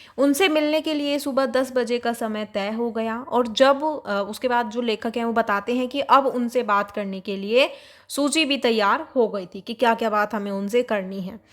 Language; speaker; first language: Hindi; native; Hindi